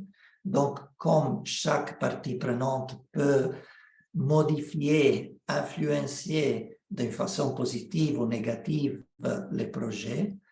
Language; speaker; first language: French; non-native, fluent; Italian